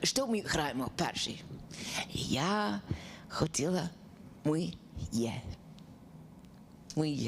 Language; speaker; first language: Ukrainian; non-native, learner; English